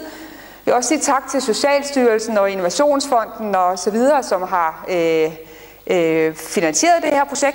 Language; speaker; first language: Danish; native; Danish